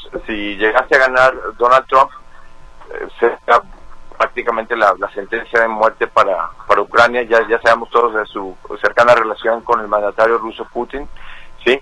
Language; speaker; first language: Spanish; native; Spanish